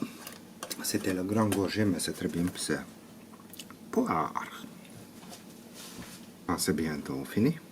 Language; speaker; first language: French; non-native, learner; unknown